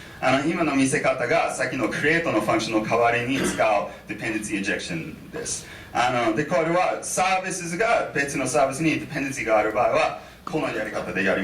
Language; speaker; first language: Japanese; non-native, fluent; English